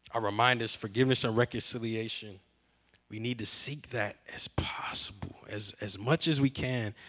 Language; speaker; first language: English; native; English